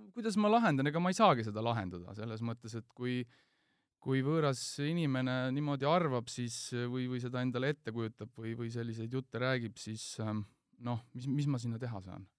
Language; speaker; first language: Estonian; native; Estonian